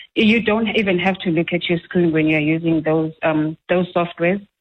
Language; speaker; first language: English; non-native, local second language; Xhosa